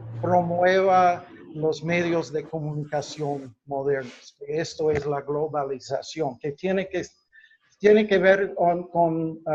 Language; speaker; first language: Spanish; non-native, fluent; English